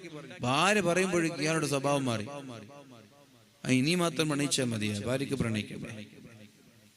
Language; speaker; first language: Malayalam; native; Malayalam